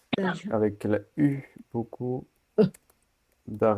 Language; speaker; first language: French; non-native, fluent; Sinhala